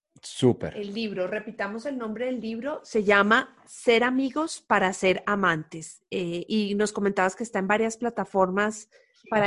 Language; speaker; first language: Spanish; native; Spanish